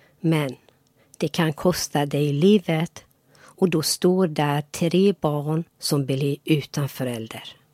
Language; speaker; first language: Swedish; non-native, fluent; Persian